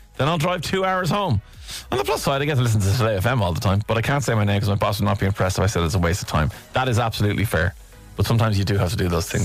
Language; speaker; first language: English; native; English